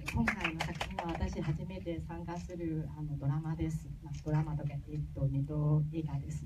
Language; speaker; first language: Japanese; non-native, learner; Chinese